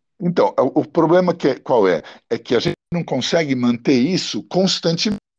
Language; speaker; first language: Portuguese; early bilingual, other home language; Italian